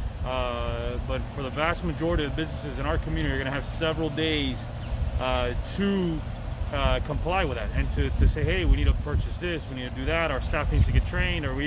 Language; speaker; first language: English; early bilingual, other home language; Spanish